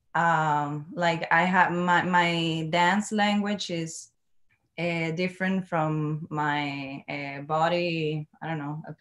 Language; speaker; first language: English; non-native, learner; Spanish